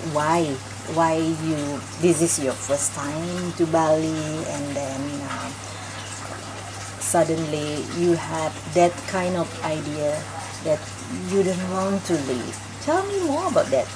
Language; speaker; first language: English; non-native, local second language; Indonesian